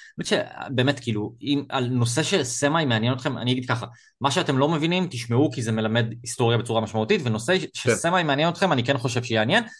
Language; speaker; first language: Hebrew; native; Hebrew